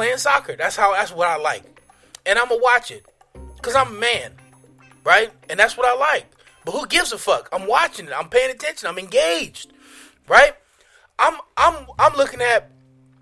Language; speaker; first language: English; native; English